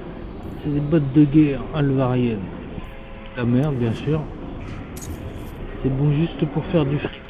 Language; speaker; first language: French; native; French